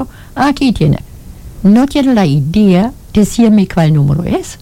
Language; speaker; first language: Spanish; non-native, learner; German